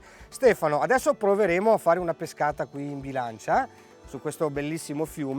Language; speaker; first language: Italian; native; Italian